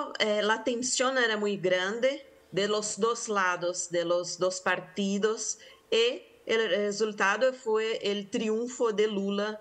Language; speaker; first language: Spanish; non-native, fluent; Portuguese